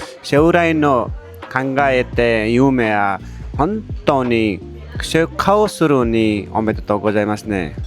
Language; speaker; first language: Japanese; non-native, learner; Nepali